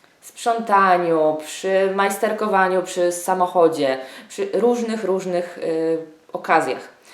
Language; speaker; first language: Polish; native; Polish